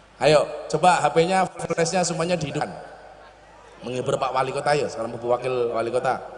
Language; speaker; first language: Indonesian; non-native, local second language; Javanese